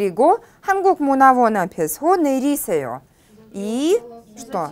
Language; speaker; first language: Korean; non-native, fluent; Russian